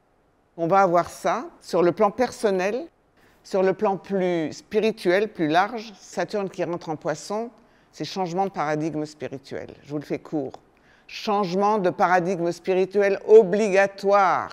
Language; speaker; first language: French; native; French